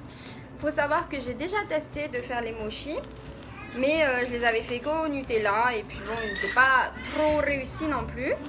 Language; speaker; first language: French; native; French